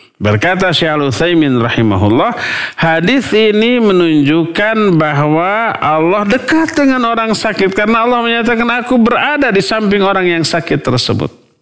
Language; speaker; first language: Indonesian; non-native, local second language; Sundanese